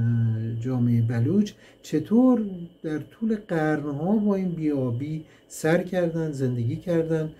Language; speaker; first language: Persian; native; Persian